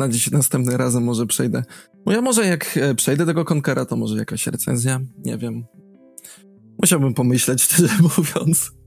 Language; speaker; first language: Polish; native; Polish